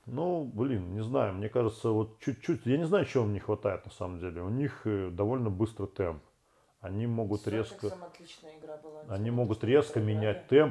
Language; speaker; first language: Russian; native; Russian